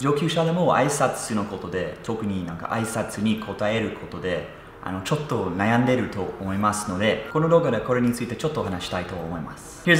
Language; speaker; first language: Japanese; non-native, fluent; English